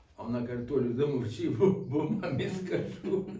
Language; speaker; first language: Ukrainian; native; Ukrainian